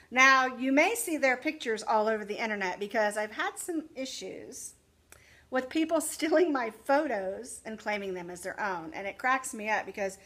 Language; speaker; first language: English; native; English